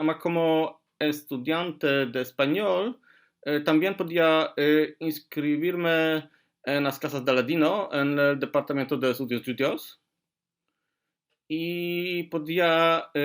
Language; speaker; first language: Spanish; non-native, learner; Polish